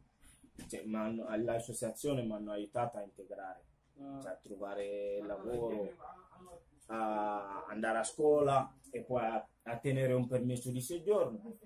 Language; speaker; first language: Italian; non-native, fluent; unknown